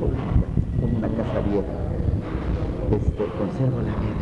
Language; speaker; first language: Spanish; native; Spanish